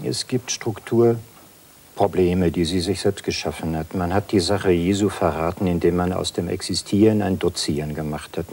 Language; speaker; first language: German; native; German